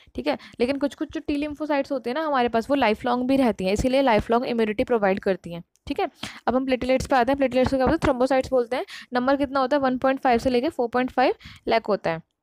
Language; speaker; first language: Hindi; native; Hindi